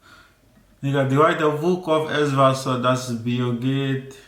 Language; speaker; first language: German; non-native, learner; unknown